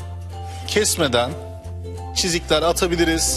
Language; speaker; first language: Turkish; native; Turkish